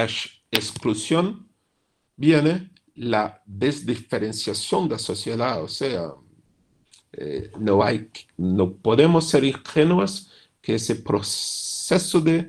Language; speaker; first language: Spanish; non-native, fluent; Portuguese